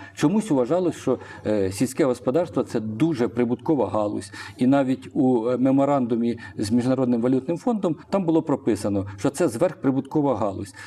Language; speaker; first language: Ukrainian; non-native, local second language; Russian